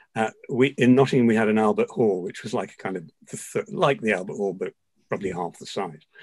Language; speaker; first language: English; native; English